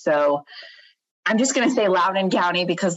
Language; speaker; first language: English; native; English